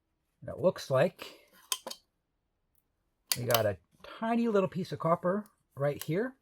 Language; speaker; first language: English; native; English